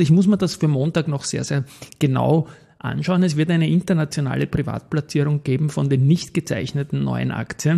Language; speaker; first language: German; native; German